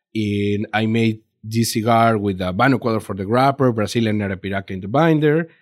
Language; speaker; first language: English; non-native, learner; Spanish